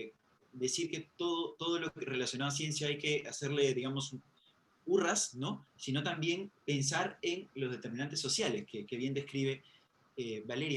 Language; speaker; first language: Spanish; native; Spanish